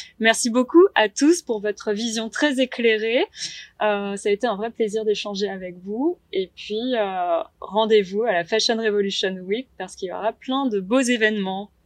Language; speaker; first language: French; native; French